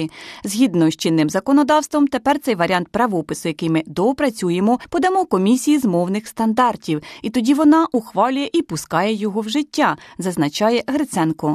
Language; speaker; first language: Ukrainian; native; Ukrainian